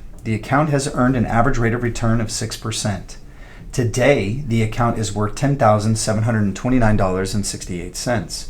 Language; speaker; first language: English; native; English